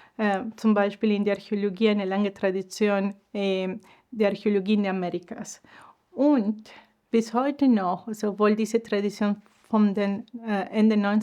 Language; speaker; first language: German; non-native, fluent; Spanish